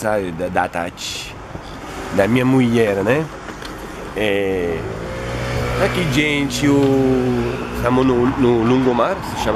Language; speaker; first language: Portuguese; non-native, learner; Italian